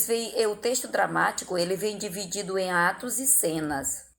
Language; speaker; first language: Portuguese; native; Portuguese